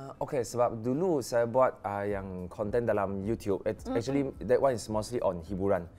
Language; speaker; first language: Malay; non-native, local second language; Chinese